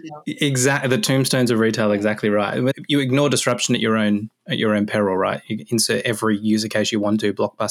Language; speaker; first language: English; native; English